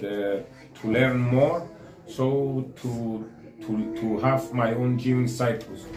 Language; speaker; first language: English; non-native, learner; Greek